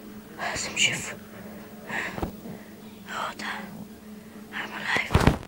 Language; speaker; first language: Bulgarian; native; Bulgarian